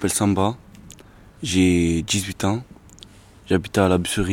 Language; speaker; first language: French; native; French